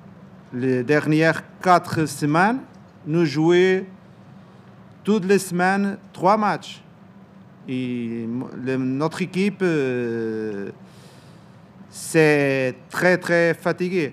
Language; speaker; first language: French; non-native, learner; Portuguese